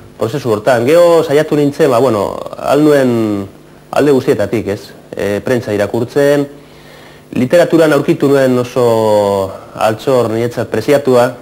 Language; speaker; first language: Basque; non-native, local second language; Spanish